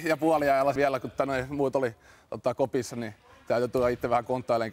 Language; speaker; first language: Finnish; native; Finnish